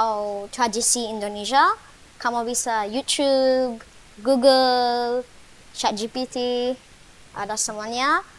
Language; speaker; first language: Indonesian; non-native, learner; English